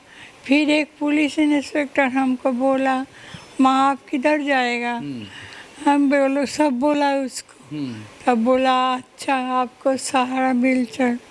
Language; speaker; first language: Hindi; non-native, local second language; Bangla